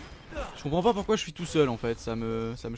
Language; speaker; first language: French; native; French